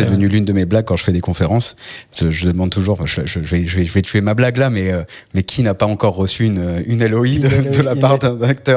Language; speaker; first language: French; native; French